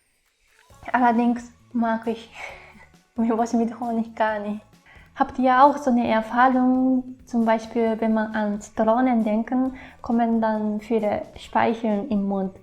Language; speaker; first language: German; non-native, fluent; Japanese